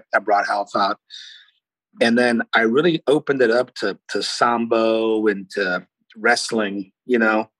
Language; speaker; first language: English; early bilingual, other home language; Portuguese